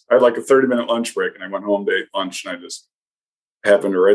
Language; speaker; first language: English; native; English